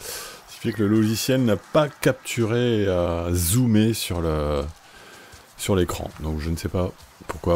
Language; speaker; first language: French; native; French